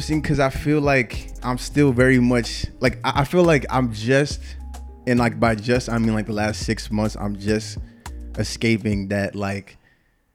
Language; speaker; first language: English; native; English